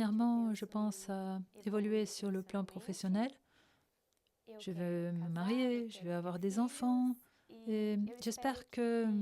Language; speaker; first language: French; non-native, fluent; Portuguese